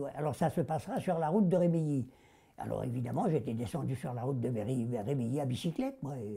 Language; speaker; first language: French; native; French